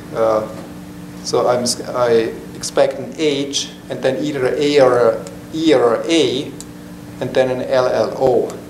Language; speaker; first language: English; non-native, fluent; German